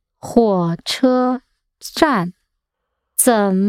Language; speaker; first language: Chinese; non-native, learner; English